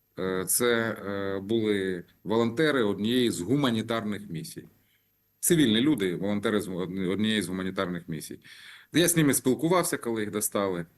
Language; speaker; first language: Ukrainian; native; Ukrainian